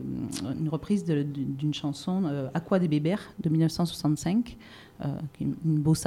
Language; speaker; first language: French; native; French